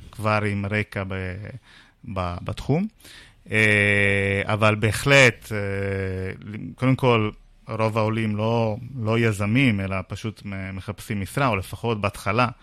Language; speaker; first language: Hebrew; non-native, fluent; Italian